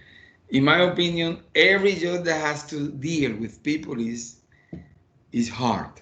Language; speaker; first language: English; non-native, fluent; Spanish